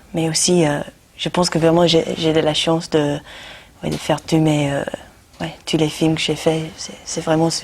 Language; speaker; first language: French; non-native, learner; English